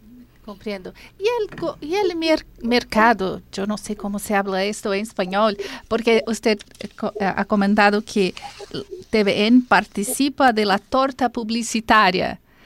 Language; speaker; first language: Spanish; non-native, fluent; Portuguese